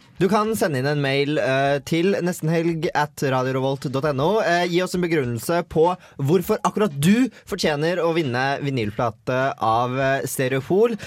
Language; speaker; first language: Norwegian; native; Norwegian